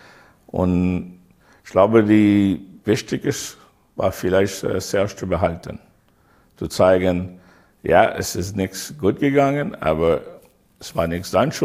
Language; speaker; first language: German; non-native, learner; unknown